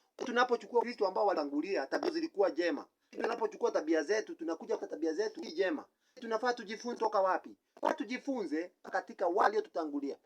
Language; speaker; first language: Swahili; non-native, local second language; Kikuyu